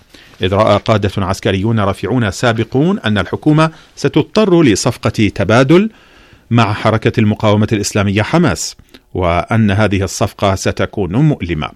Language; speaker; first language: Arabic; native; Arabic